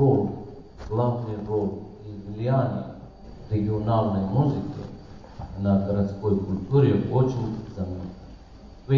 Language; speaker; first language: Russian; non-native, learner; Persian